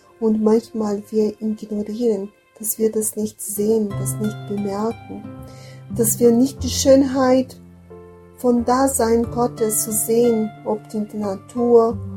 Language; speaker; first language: German; non-native, learner; Portuguese